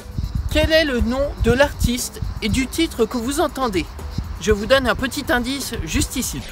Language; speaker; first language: French; native; French